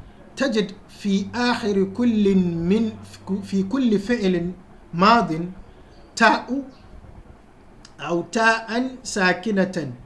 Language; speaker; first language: Arabic; non-native, fluent; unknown